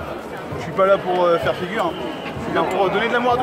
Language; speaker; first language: French; native; French